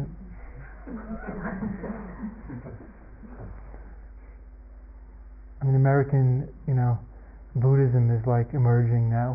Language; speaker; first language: English; native; English